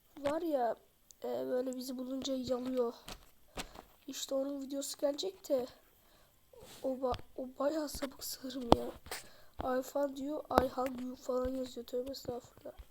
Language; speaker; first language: Turkish; native; Turkish